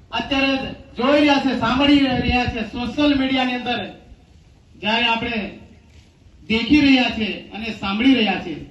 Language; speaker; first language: Gujarati; non-native, local second language; Rathawi